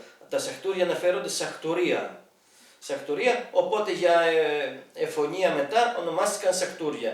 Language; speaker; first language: Greek; native; Greek